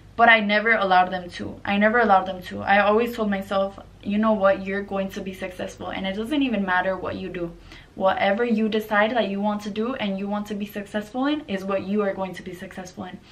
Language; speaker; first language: English; native; English